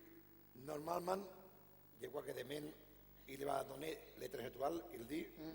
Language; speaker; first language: French; non-native, fluent; Catalan